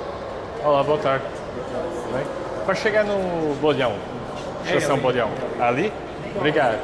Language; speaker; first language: Portuguese; non-native, learner; English